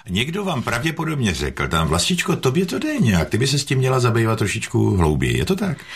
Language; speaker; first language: Czech; native; Czech